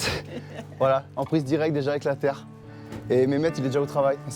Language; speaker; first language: French; native; French